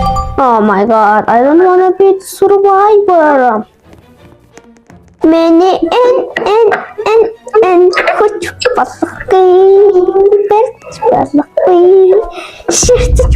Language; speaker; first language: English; non-native, learner; Mongolian